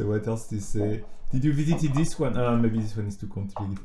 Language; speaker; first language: English; non-native, fluent; French